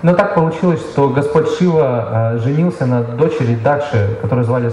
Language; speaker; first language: Russian; native; Russian